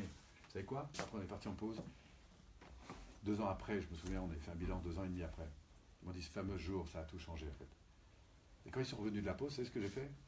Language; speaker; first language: French; native; French